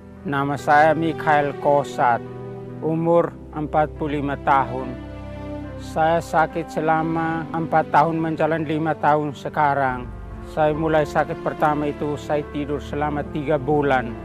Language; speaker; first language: Indonesian; non-native, local second language; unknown